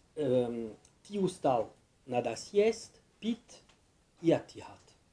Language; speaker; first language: Russian; non-native, learner; French